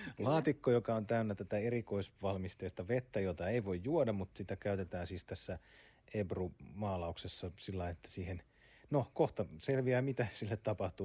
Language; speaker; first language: Finnish; native; Finnish